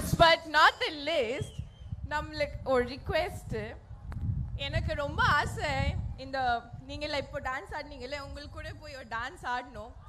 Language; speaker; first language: Tamil; non-native, learner; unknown